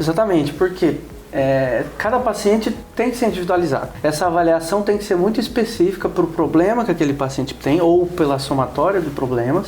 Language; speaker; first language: Portuguese; native; Portuguese